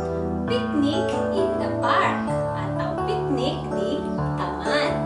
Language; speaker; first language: Indonesian; non-native, learner; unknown